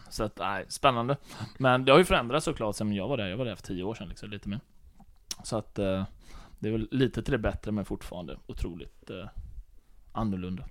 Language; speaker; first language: Swedish; early bilingual, other home language; Bosnian